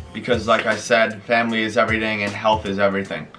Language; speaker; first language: English; native; English